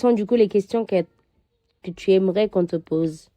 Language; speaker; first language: French; non-native, fluent; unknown